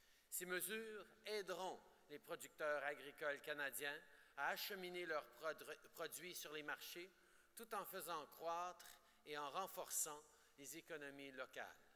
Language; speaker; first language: French; native; French